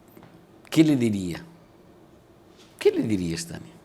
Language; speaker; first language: Spanish; non-native, fluent; Portuguese